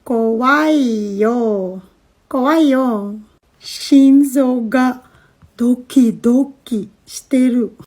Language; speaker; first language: Japanese; non-native, fluent; Filipino